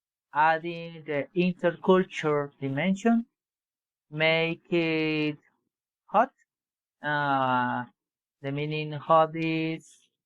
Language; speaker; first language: English; non-native, learner; Spanish